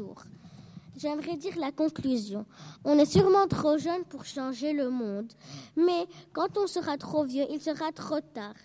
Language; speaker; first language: French; non-native, local second language; Arabic